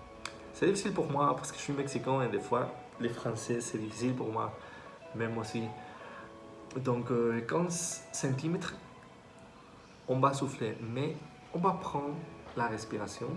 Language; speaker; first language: French; non-native, fluent; Spanish